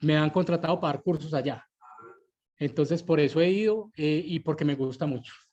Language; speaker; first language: Spanish; native; Spanish